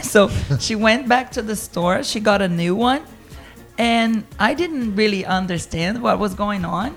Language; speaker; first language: English; non-native, fluent; Portuguese